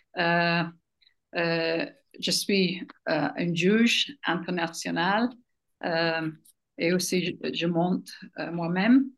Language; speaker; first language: French; non-native, learner; English